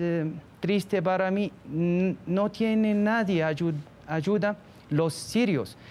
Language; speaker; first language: Spanish; non-native, learner; Arabic